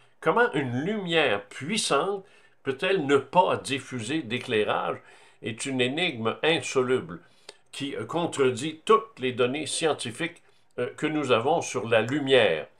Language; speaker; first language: French; native; French